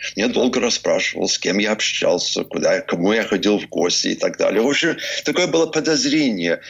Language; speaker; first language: Russian; early bilingual, heritage; English